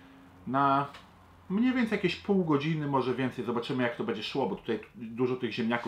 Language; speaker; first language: Polish; early bilingual, heritage; Polish